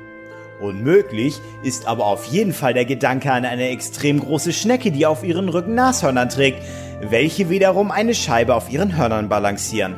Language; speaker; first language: German; native; German